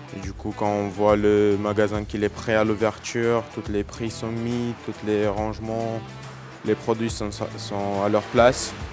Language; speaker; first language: French; non-native, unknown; Romanian